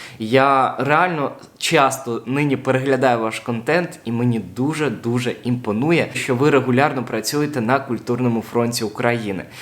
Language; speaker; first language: Ukrainian; non-native, local second language; Russian